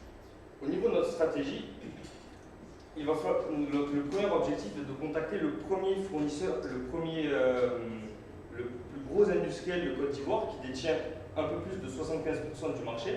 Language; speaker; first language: French; native; French